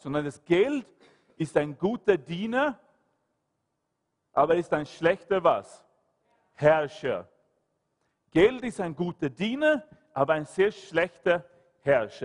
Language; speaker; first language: German; non-native, fluent; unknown